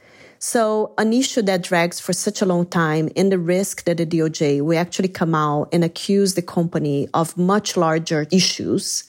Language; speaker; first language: English; non-native, fluent; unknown